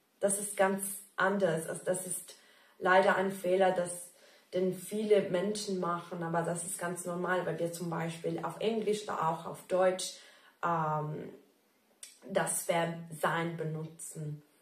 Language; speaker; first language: German; non-native, fluent; Italian